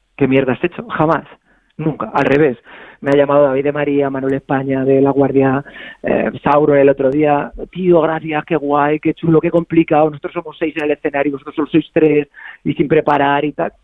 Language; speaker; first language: Spanish; native; Spanish